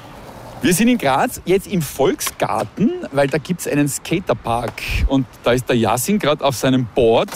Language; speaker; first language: German; native; German